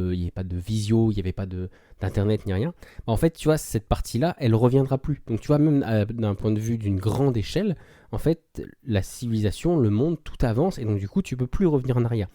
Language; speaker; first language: French; native; French